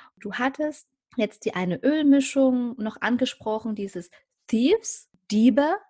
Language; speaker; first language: German; native; German